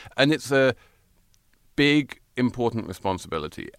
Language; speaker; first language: English; native; English